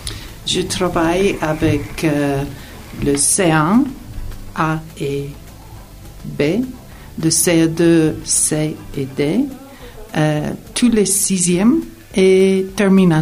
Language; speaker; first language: French; non-native, learner; English